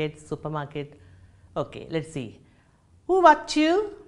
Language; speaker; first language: English; non-native, local second language; Malayalam